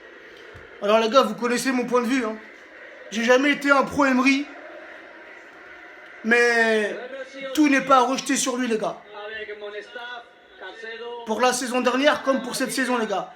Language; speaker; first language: French; native; French